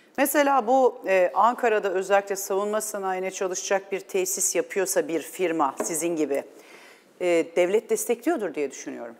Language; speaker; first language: Turkish; native; Turkish